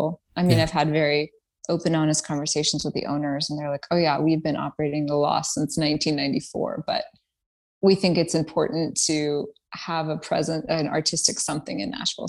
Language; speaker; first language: English; early bilingual, other home language; Persian